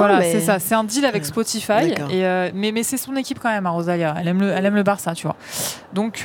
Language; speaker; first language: French; native; French